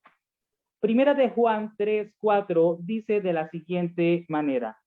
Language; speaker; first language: Spanish; native; Spanish